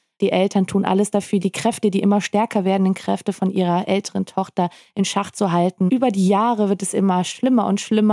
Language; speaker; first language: German; native; German